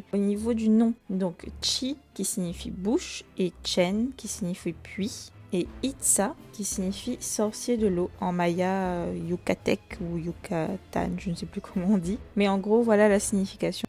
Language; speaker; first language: French; native; French